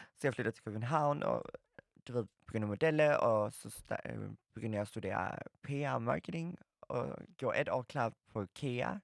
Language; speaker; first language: Danish; non-native, fluent; Swedish